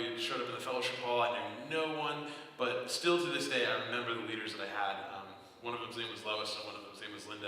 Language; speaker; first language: English; native; English